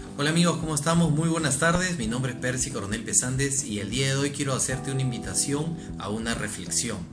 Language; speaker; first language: Spanish; native; Spanish